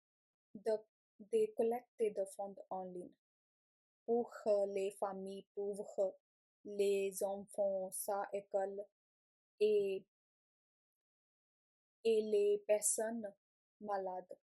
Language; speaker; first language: French; non-native, learner; Punjabi